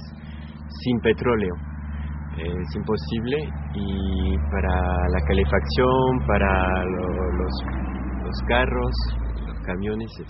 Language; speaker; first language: Spanish; non-native, fluent; French